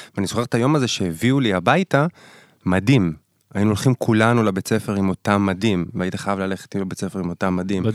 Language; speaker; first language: Hebrew; early bilingual, other home language; Spanish